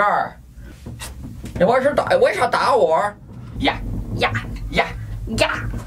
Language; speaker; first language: Chinese; non-native, fluent; German